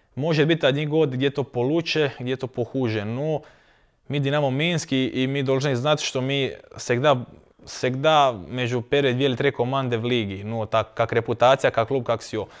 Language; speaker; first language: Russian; non-native, learner; Croatian